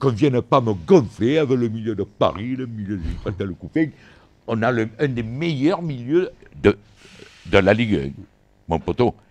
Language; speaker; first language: French; native; French